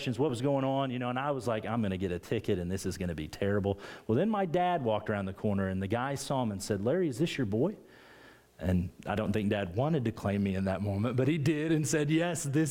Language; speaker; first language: English; native; English